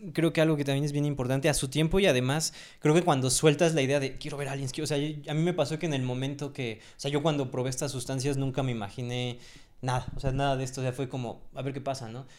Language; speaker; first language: Spanish; native; Spanish